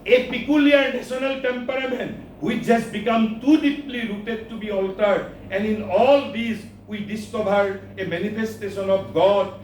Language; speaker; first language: English; non-native, local second language; Assamese